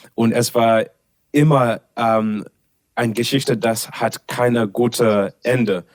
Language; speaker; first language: German; non-native, learner; English